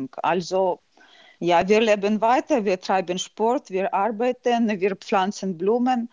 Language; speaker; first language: German; non-native, fluent; Ukrainian